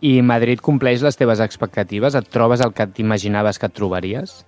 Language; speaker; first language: Catalan; native; Catalan